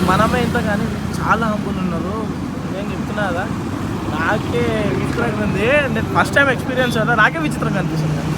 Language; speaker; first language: Telugu; non-native, local second language; Lambadi